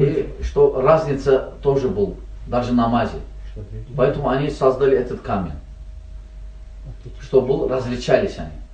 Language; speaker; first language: Russian; non-native, learner; Azerbaijani